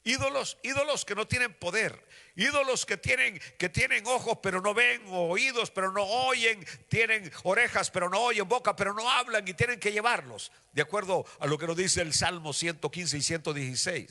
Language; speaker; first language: Spanish; native; Spanish